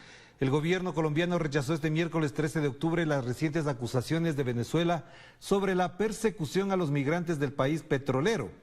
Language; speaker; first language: Spanish; native; Spanish